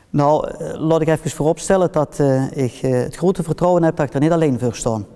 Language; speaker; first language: Dutch; early bilingual, heritage; Dutch